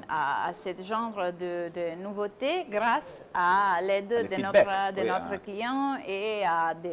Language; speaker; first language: French; non-native, fluent; Italian